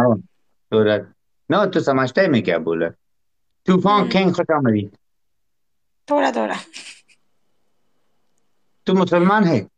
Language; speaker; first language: Hindi; non-native, learner; Persian